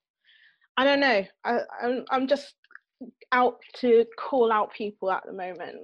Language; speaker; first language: English; native; English